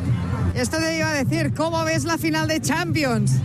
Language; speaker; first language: Spanish; non-native, local second language; Catalan